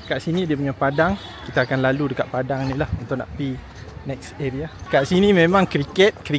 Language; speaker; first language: Malay; native; Malay